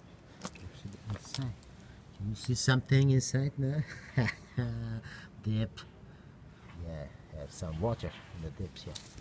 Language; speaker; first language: English; non-native, learner; Turkish